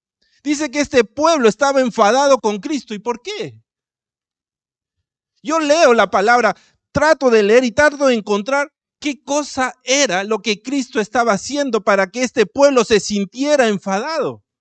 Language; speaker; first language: Spanish; native; Spanish